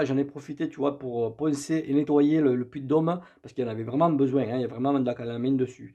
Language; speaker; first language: French; native; French